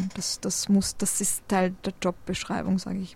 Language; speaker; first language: German; early bilingual, other home language; Polish